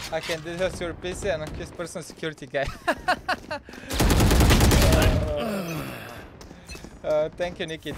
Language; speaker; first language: English; non-native, fluent; Bulgarian